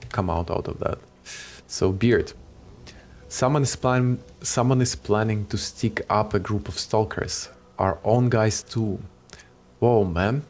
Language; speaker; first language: English; non-native, fluent; Ukrainian